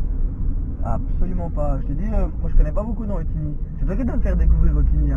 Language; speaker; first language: French; native; French